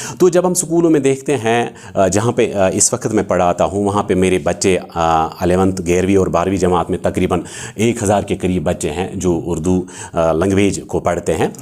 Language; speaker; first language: Urdu; non-native, local second language; Kashmiri